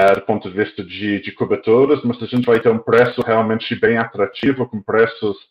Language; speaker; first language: Portuguese; non-native, fluent; English